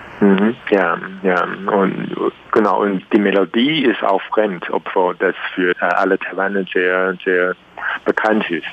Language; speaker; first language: German; non-native, learner; Chinese